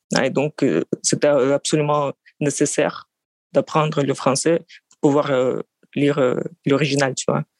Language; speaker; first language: French; non-native, fluent; Russian